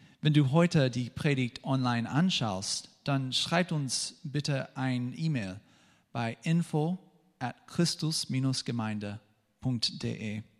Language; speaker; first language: German; non-native, fluent; English